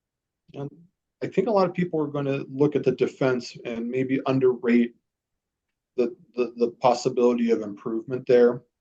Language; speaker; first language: English; native; English